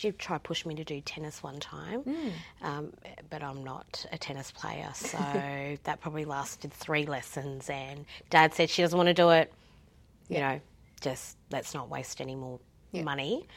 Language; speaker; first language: English; native; English